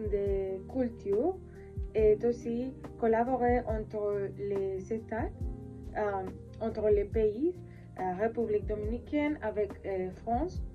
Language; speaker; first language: French; non-native, learner; Spanish